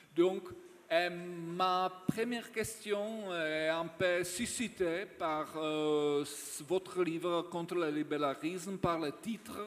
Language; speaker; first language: French; non-native, fluent; Czech